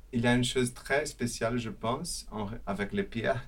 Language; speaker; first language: French; non-native, fluent; Portuguese